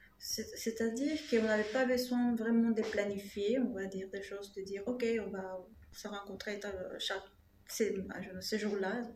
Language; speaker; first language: French; non-native, fluent; Spanish